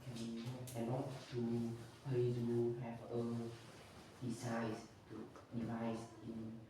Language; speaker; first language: English; non-native, learner; Vietnamese